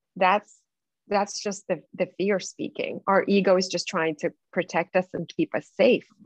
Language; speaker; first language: English; non-native, fluent; Russian